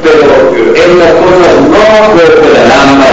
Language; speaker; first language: Spanish; native; Spanish